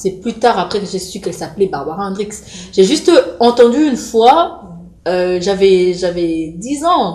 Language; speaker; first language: French; non-native, local second language; Lingala